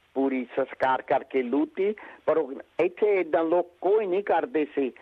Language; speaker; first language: Punjabi; early bilingual, heritage; Punjabi